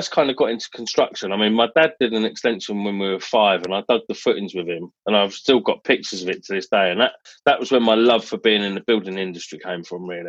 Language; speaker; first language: English; native; English